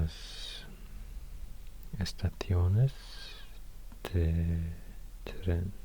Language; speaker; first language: Spanish; non-native, learner; Swedish